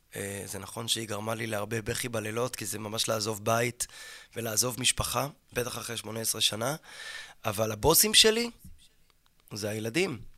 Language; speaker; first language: Hebrew; native; Hebrew